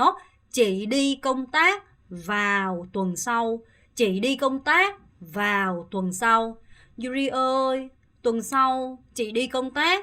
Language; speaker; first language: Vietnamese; non-native, fluent; Korean